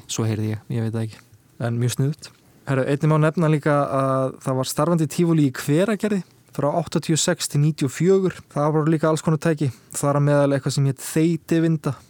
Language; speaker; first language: Icelandic; early bilingual, heritage; Icelandic